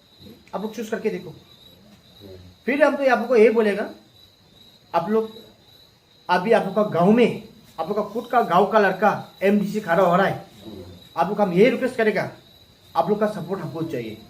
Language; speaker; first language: Hindi; non-native, local second language; Garo